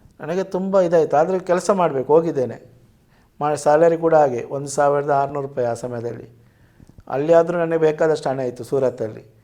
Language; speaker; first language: Kannada; non-native, local second language; Tulu